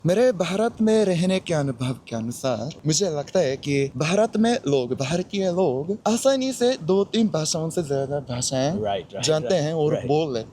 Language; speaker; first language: Hindi; non-native, fluent; Japanese